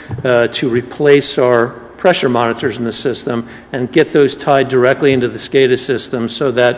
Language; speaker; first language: English; native; English